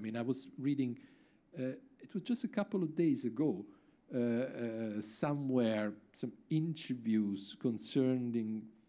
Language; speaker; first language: English; non-native, fluent; Italian